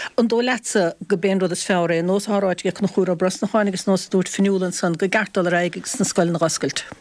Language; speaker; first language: Irish; native; Irish